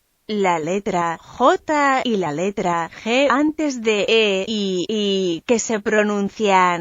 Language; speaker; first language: Spanish; non-native, fluent; French